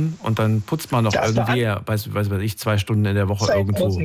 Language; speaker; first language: German; native; German